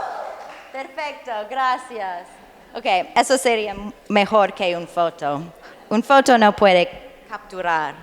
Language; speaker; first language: Spanish; non-native, learner; English